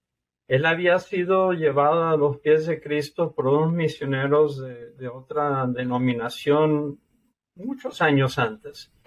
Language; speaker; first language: Spanish; non-native, fluent; English